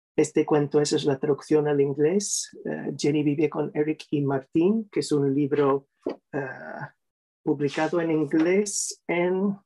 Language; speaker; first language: Spanish; non-native, fluent; English